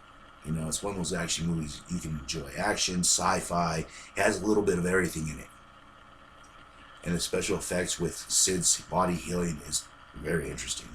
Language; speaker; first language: English; native; English